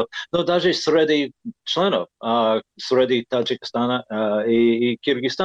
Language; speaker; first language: Russian; non-native, fluent; English